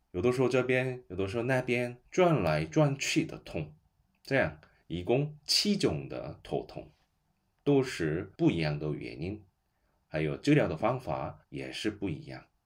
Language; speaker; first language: Chinese; non-native, fluent; Korean